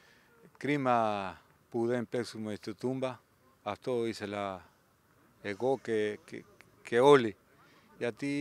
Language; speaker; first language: Greek; non-native, learner; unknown